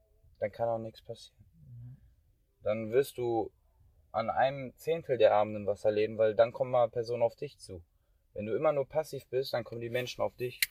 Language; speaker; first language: German; native; German